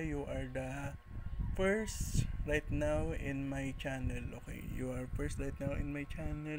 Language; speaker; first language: English; non-native, learner; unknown